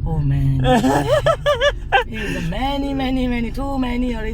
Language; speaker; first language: English; non-native, learner; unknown